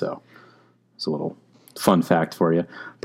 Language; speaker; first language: English; native; English